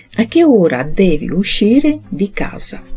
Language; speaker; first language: Italian; non-native, fluent; Ukrainian